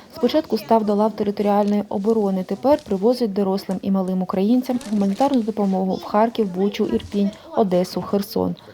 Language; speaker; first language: Ukrainian; native; Ukrainian